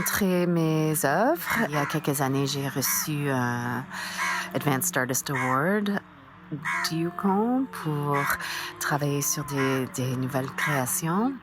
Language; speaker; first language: French; non-native, fluent; English